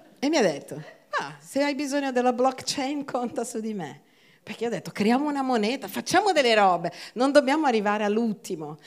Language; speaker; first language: Italian; non-native, fluent; Portuguese